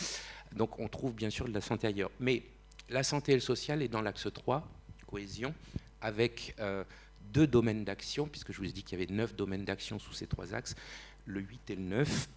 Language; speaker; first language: French; native; French